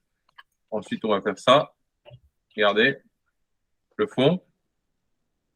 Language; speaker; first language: French; native; French